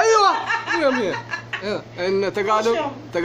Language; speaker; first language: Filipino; non-native, learner; Arabic